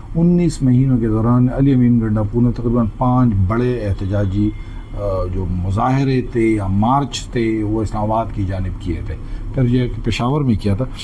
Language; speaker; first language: Urdu; non-native, local second language; Pashto